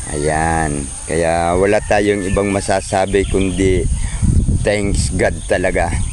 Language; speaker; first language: Filipino; non-native, local second language; Cebuano